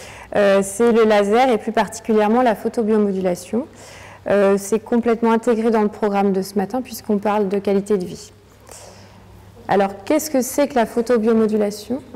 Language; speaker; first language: French; native; French